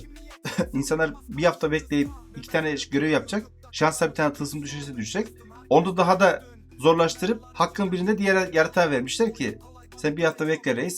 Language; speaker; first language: Turkish; native; Turkish